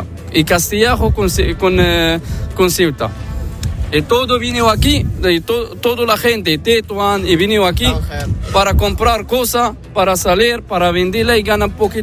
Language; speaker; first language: Spanish; non-native, learner; Arabic